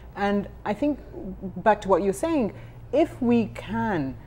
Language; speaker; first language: English; non-native, local second language; Ganda